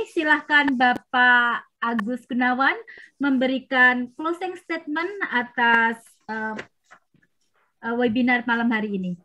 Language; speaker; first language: Indonesian; native; Indonesian